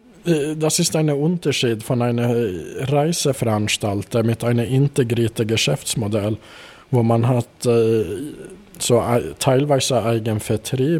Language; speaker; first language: German; non-native, fluent; Swedish